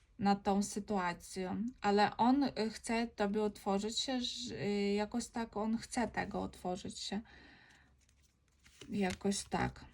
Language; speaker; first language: Polish; non-native, learner; Ukrainian